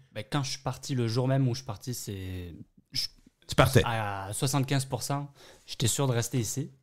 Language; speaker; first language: French; native; French